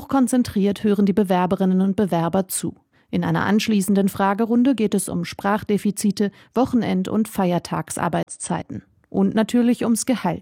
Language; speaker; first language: German; native; German